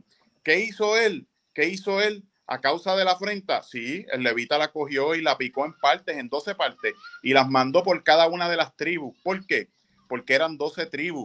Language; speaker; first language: Spanish; native; Spanish